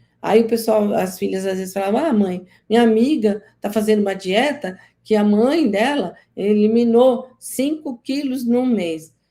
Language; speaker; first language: Portuguese; native; Portuguese